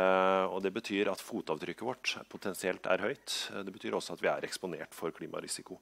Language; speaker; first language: Norwegian; native; Norwegian